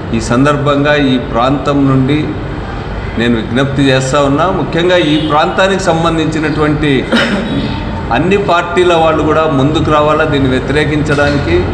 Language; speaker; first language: Telugu; native; Telugu